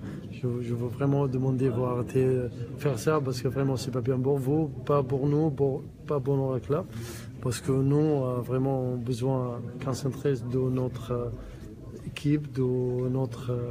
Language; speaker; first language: French; non-native, learner; Arabic